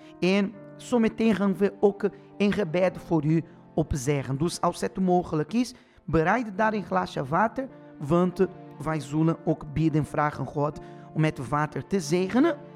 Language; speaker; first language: Dutch; non-native, fluent; Portuguese